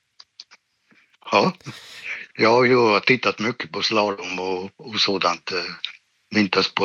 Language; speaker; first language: Swedish; native; Swedish